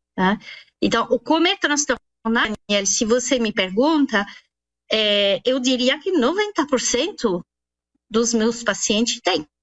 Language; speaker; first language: Portuguese; non-native, fluent; French